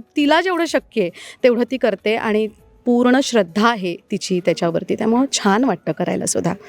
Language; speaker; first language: Marathi; native; Marathi